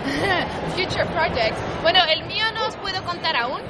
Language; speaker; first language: Spanish; non-native, fluent; Dutch